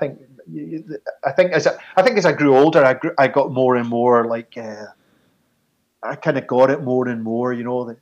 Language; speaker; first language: English; native; English